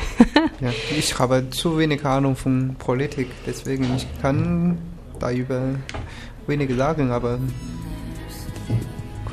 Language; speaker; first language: German; non-native, learner; Chinese